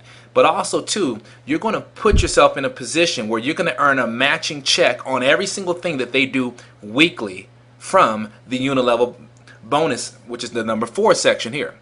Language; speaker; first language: English; native; English